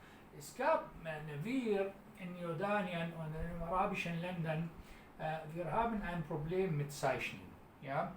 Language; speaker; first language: German; non-native, learner; Arabic